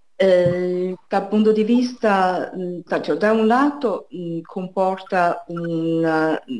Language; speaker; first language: Italian; non-native, fluent; Chinese